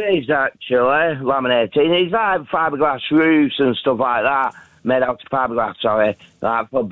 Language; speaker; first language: English; native; English